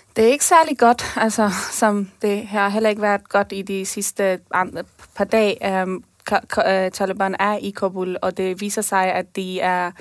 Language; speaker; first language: Danish; early bilingual, other home language; Persian